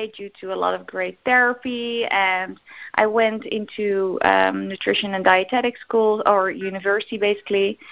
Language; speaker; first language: English; non-native, fluent; Dutch